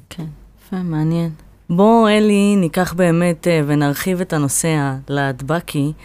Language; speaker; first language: Hebrew; native; Hebrew